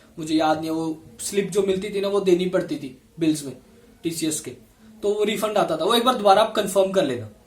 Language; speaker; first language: Hindi; non-native, local second language; Punjabi